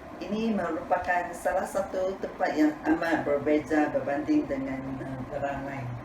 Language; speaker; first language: Malay; non-native, local second language; Tamil